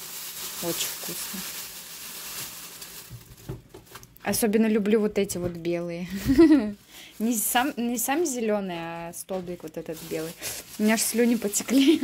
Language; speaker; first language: Russian; native; Russian